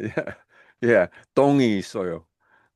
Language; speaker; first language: Korean; non-native, learner; English